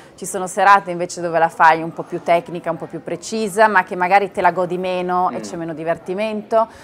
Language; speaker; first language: Italian; native; Italian